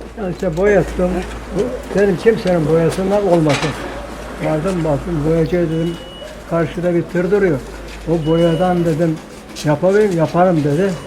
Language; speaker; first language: Turkish; native; Turkish